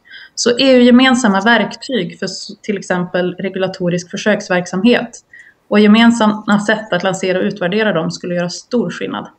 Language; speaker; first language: Swedish; native; Swedish